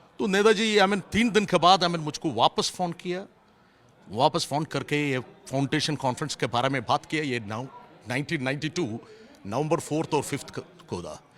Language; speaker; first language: Hindi; non-native, local second language; Malayalam